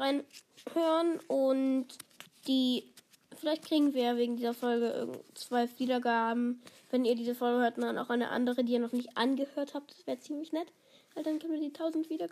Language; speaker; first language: German; native; German